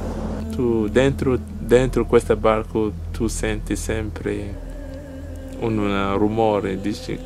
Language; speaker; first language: Italian; non-native, learner; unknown